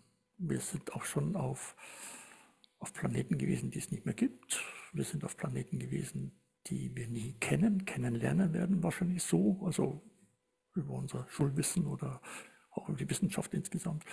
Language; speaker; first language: German; native; German